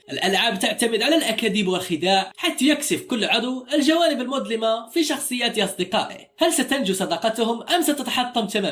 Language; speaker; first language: Arabic; native; Arabic